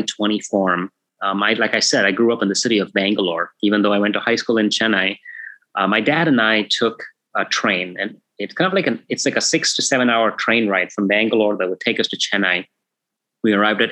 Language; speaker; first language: English; non-native, local second language; Tamil